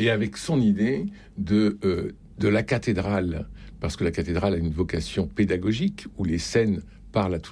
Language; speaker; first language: French; native; French